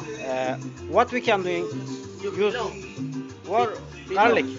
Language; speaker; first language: English; non-native, learner; Turkish